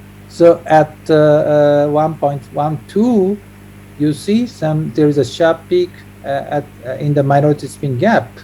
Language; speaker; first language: English; non-native, fluent; Japanese